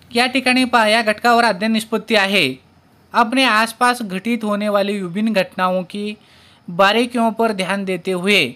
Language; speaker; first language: Hindi; non-native, local second language; Marathi